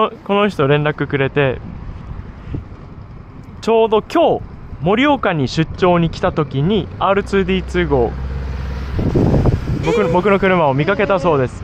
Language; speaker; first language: Japanese; native; Japanese